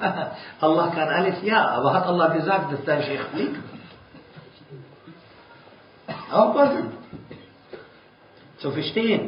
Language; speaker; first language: German; non-native, fluent; Arabic